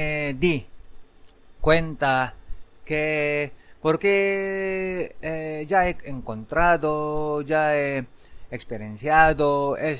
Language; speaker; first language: Spanish; non-native, learner; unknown